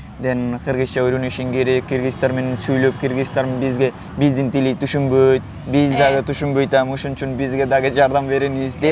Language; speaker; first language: Kyrgyz; non-native, learner; Bangla